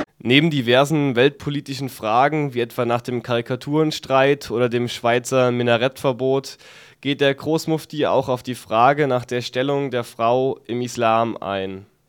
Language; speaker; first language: German; native; German